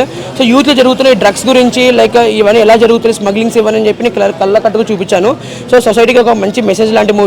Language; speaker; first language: Telugu; native; Telugu